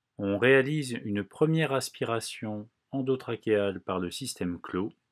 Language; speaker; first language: French; native; French